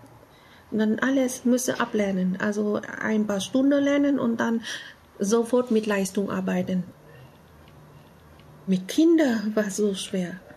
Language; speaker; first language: German; non-native, learner; Vietnamese